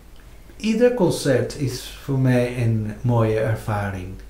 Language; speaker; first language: Dutch; non-native, fluent; Spanish